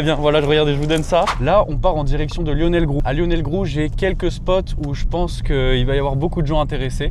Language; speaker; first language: French; native; French